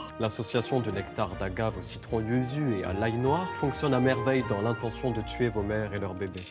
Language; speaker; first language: French; native; French